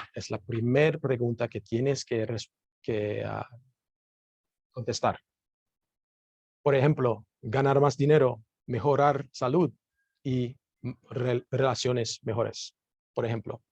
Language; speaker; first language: Spanish; non-native, learner; English